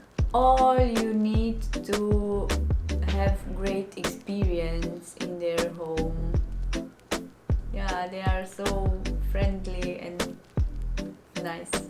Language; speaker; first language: English; non-native, learner; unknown